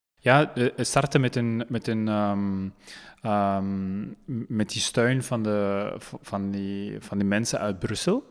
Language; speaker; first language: Dutch; non-native, local second language; French